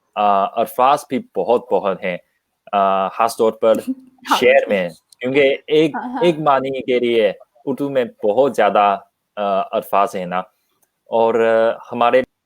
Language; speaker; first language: Hindi; non-native, learner; Chinese